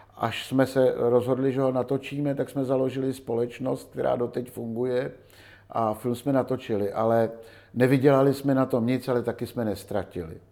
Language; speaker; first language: Czech; native; Czech